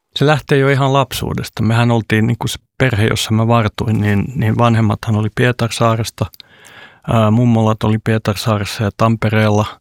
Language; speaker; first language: Finnish; non-native, local second language; Swedish